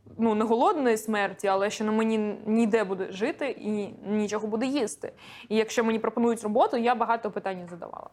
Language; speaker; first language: Ukrainian; non-native, local second language; Russian